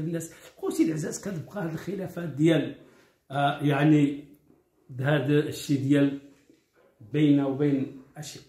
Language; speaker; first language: Arabic; native; Arabic